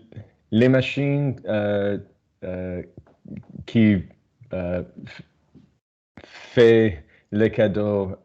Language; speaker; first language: French; non-native, learner; English